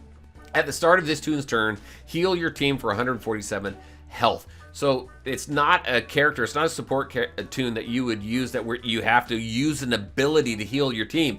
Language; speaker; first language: English; native; English